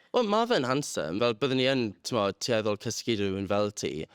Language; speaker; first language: Welsh; native; Welsh